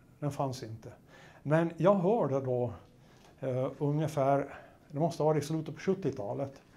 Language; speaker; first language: Swedish; native; Swedish